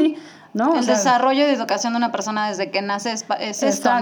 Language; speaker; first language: Spanish; native; Spanish